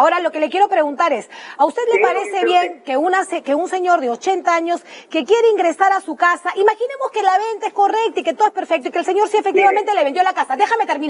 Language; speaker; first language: Spanish; native; Spanish